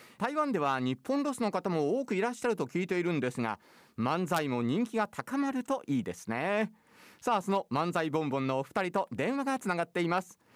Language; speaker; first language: Japanese; native; Japanese